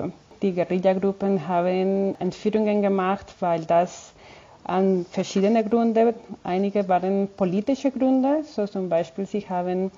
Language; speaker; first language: German; non-native, fluent; Spanish